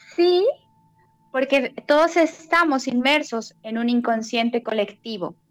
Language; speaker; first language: Spanish; native; Spanish